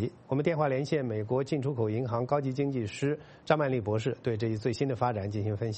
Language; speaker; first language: Chinese; native; Chinese